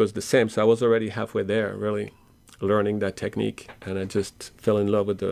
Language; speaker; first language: English; non-native, fluent; French